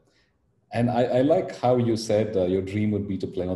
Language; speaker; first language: English; non-native, local second language; Tamil